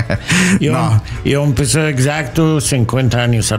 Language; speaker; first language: Spanish; non-native, learner; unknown